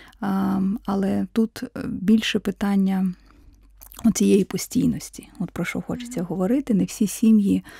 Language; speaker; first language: Ukrainian; native; Ukrainian